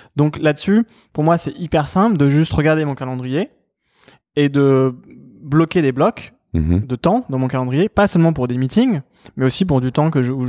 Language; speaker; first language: French; native; French